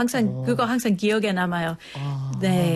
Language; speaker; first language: Korean; non-native, fluent; English